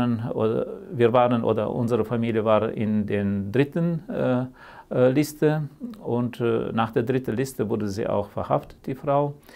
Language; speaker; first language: German; early bilingual, heritage; German